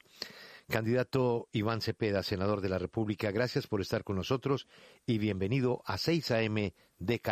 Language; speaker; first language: Spanish; native; Spanish